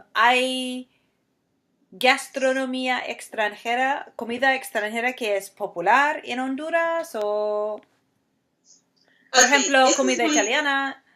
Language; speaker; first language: Spanish; non-native, fluent; English